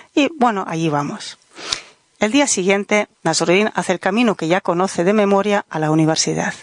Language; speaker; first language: Spanish; non-native, fluent; Dutch